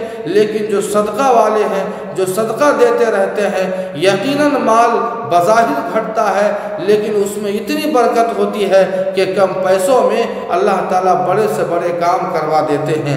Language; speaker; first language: Urdu; native; Urdu